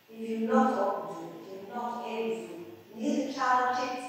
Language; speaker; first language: English; non-native, fluent; Norwegian